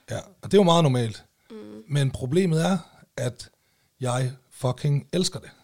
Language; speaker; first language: Danish; native; Danish